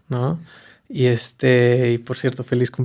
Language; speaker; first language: Spanish; native; Spanish